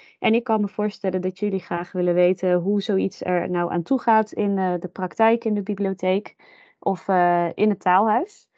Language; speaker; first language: Dutch; native; Dutch